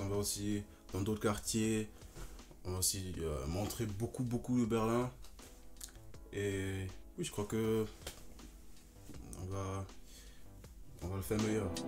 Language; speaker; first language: French; non-native, fluent; German